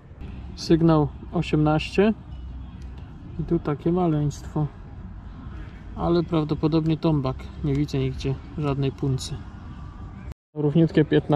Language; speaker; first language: Polish; native; Polish